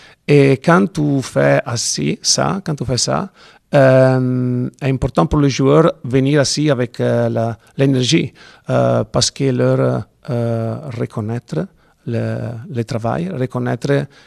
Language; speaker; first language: French; non-native, learner; Italian